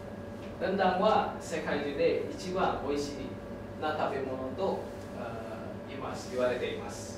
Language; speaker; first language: Japanese; non-native, learner; Indonesian